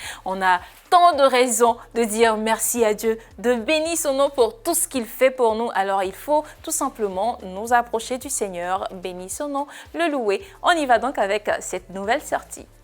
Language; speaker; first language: French; native; French